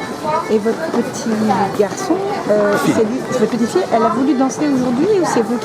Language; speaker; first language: French; native; French